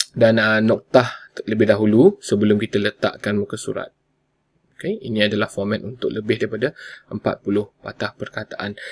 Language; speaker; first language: Malay; non-native, local second language; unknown